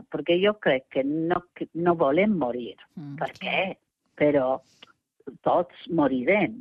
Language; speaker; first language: Catalan; non-native, fluent; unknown